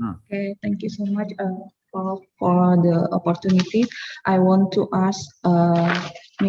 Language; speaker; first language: English; non-native, fluent; Indonesian